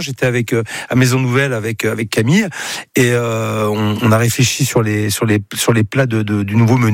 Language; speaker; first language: French; native; French